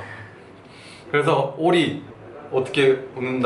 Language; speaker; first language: Korean; native; Korean